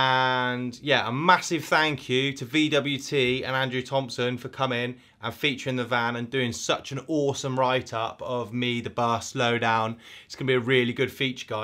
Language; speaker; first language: English; native; English